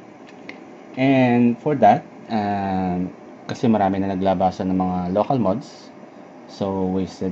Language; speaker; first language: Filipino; native; Filipino